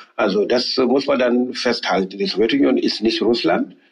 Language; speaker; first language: German; non-native, fluent; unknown